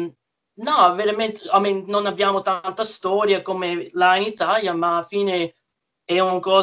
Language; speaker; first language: Italian; early bilingual, heritage; English